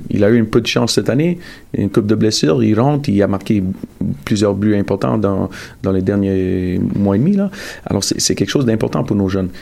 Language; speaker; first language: French; early bilingual, other home language; Italian